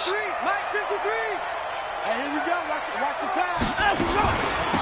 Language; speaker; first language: English; native; English